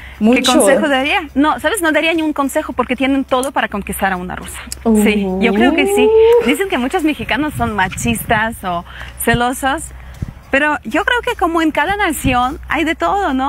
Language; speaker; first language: Spanish; non-native, fluent; Russian